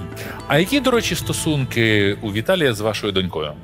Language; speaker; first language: Ukrainian; native; Ukrainian